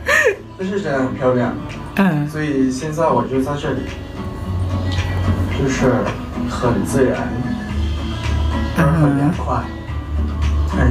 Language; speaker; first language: Chinese; non-native, fluent; Thai